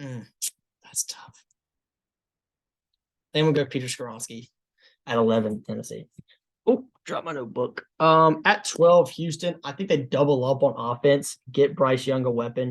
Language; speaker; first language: English; native; English